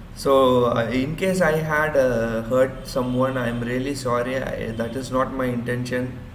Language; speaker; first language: English; non-native, local second language; Urdu